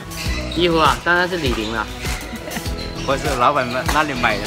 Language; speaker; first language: Chinese; native; Chinese